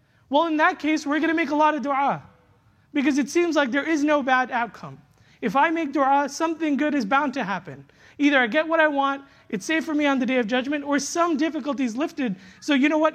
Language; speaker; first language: English; native; English